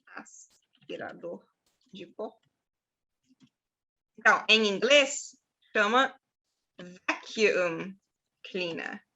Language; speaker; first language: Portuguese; non-native, fluent; German